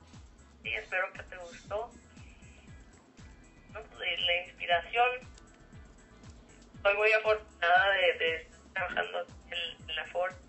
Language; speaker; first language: Spanish; early bilingual, heritage; Spanish